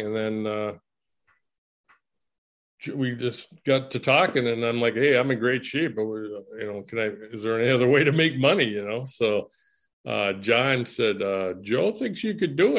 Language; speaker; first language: English; native; English